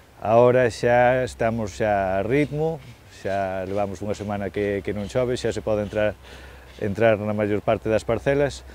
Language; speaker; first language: Galician; native; Galician